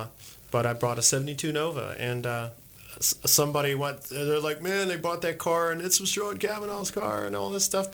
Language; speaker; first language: English; native; English